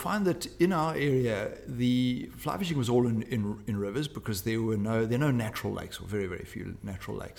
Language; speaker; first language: English; native; English